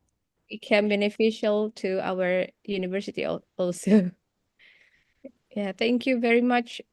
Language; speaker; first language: English; non-native, fluent; Indonesian